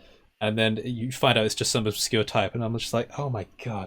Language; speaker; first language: English; native; English